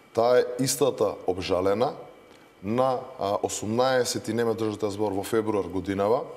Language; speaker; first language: Macedonian; native; Macedonian